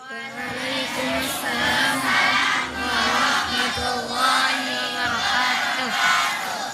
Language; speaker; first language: Arabic; non-native, learner; Indonesian